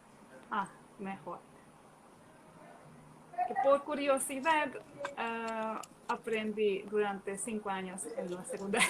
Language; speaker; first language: Spanish; non-native, fluent; Hungarian